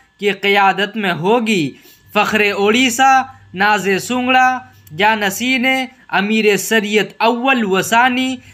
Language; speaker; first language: Urdu; native; Urdu